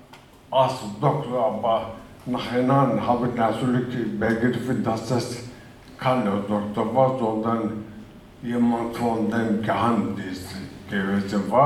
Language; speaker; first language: German; non-native, fluent; Turkish